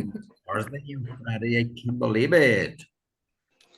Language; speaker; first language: English; non-native, fluent; Spanish